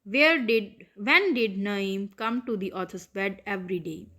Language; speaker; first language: English; non-native, local second language; Punjabi